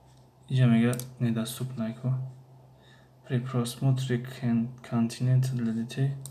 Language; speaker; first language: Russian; non-native, local second language; Tajik